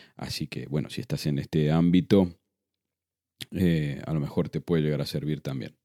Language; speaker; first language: Spanish; native; Spanish